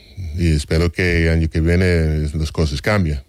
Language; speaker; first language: Spanish; non-native, fluent; English